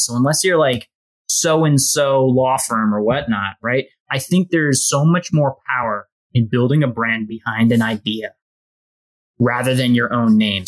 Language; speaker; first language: English; native; English